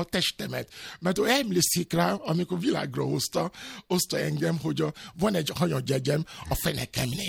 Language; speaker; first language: Hungarian; non-native, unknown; Albanian